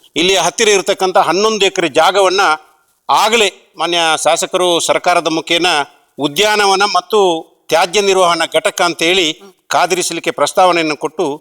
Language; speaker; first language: Kannada; native; Kannada